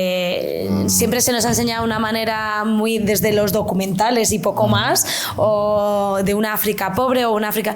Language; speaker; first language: Spanish; native; Spanish